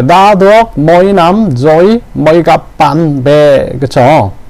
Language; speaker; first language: Vietnamese; non-native, learner; Korean